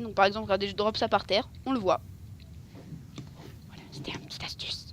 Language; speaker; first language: French; native; French